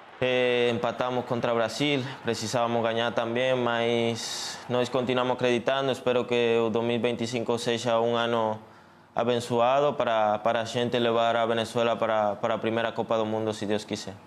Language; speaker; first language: Portuguese; non-native, learner; Spanish